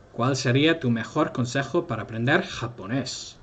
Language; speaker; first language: Spanish; non-native, fluent; English